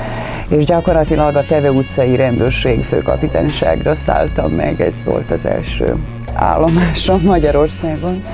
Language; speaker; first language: Hungarian; non-native, fluent; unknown